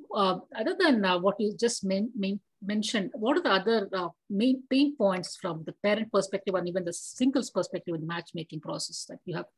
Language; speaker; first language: English; non-native, local second language; Tamil